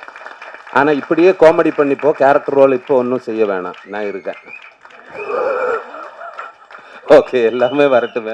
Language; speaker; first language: Tamil; non-native, learner; Malayalam